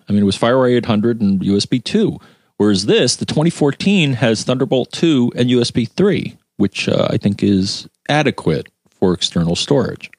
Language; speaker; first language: English; native; English